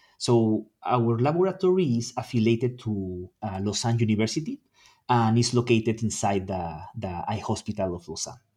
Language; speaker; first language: English; non-native, fluent; Spanish